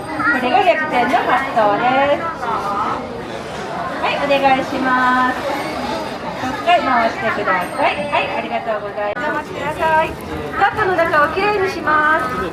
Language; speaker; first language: Japanese; native; Japanese